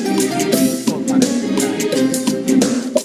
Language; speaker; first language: Spanish; native; Spanish